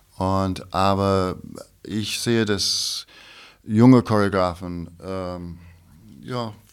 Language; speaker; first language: German; non-native, fluent; English